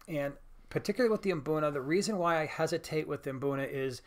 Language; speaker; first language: English; native; English